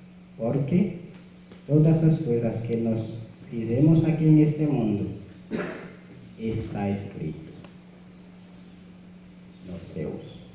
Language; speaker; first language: Portuguese; non-native, learner; Haitian Creole